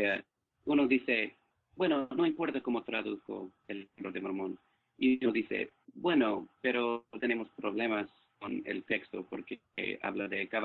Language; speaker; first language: Spanish; non-native, fluent; English